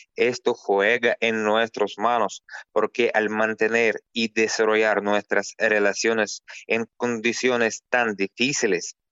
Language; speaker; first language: Spanish; non-native, fluent; Russian